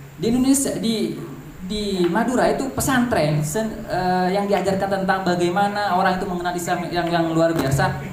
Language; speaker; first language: Indonesian; non-native, local second language; Madurese